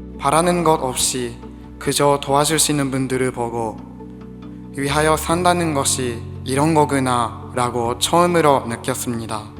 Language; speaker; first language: Korean; non-native, fluent; Japanese